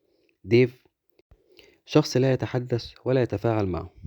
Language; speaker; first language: Arabic; native; Arabic